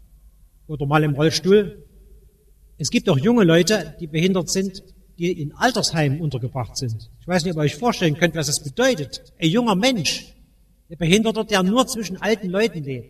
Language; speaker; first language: German; native; German